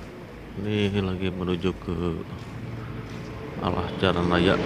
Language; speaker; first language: Indonesian; native; Indonesian